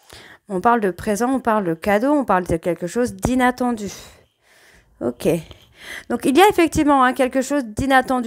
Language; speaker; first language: French; native; French